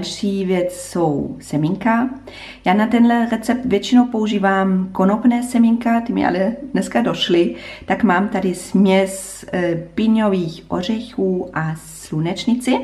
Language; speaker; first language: Czech; non-native, fluent; German